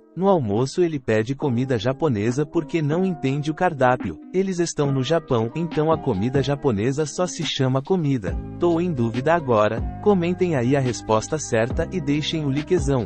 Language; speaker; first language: Portuguese; native; Portuguese